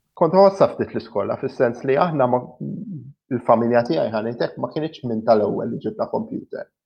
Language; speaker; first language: Maltese; early bilingual, heritage; Maltese